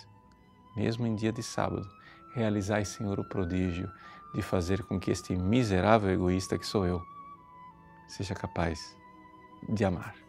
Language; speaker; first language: Portuguese; native; Portuguese